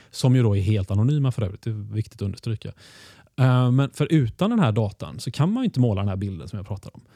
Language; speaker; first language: Swedish; native; Swedish